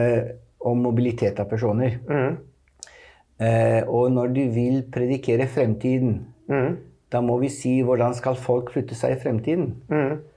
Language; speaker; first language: Norwegian; non-native, fluent; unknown